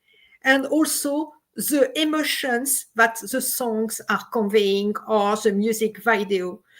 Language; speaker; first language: English; non-native, fluent; French